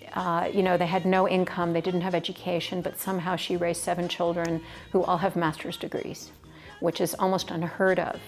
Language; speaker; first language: English; native; English